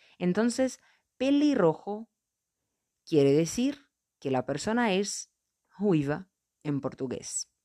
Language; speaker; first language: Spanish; non-native, fluent; Portuguese